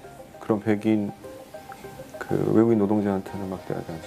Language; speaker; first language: Korean; native; Korean